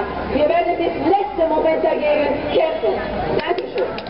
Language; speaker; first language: German; non-native, fluent; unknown